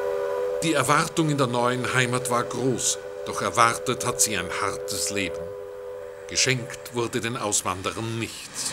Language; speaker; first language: German; native; German